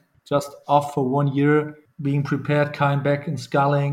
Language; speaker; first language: English; non-native, fluent; German